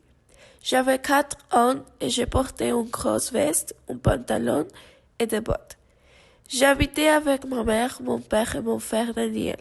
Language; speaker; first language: French; non-native, learner; Spanish